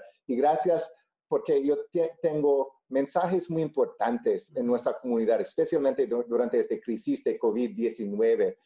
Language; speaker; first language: Spanish; non-native, local second language; English